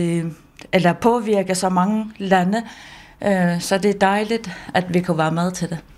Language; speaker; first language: Danish; non-native, local second language; Kalaallisut